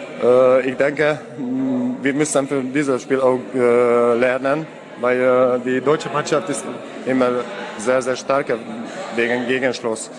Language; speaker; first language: German; non-native, learner; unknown